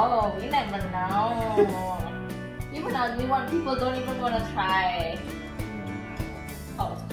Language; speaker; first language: English; non-native, fluent; Indonesian